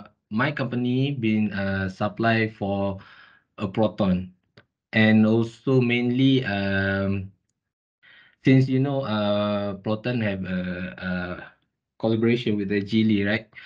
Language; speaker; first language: English; non-native, local second language; Malay